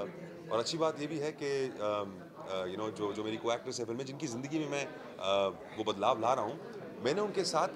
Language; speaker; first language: Hindi; native; Hindi